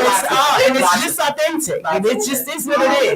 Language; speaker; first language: English; native; English